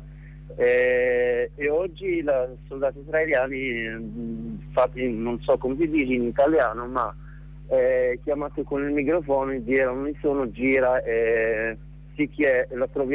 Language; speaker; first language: Italian; non-native, learner; Arabic